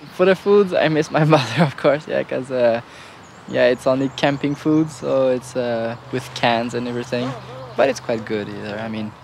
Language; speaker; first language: English; non-native, fluent; French